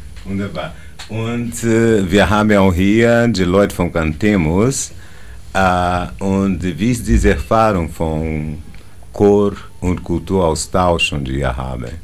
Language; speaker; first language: German; non-native, learner; Portuguese